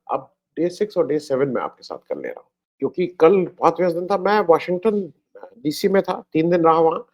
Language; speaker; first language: Hindi; native; Hindi